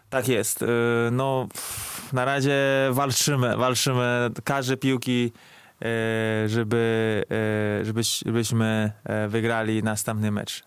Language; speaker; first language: Polish; non-native, fluent; Chinese